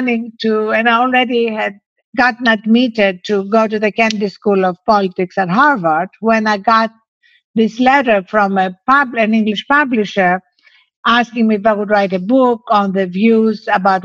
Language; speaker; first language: English; non-native, fluent; Greek